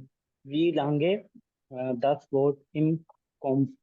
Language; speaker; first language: German; non-native, learner; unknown